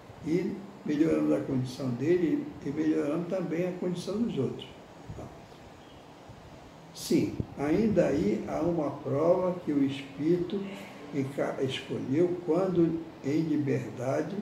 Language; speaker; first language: Portuguese; native; Portuguese